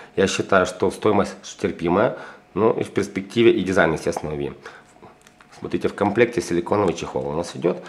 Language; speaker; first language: Russian; non-native, local second language; Ukrainian